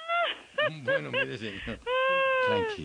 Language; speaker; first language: Spanish; native; Spanish